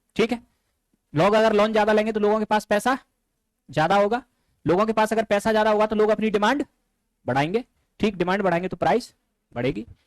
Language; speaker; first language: Hindi; native; Hindi